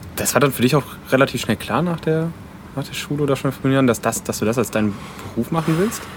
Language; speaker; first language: German; native; German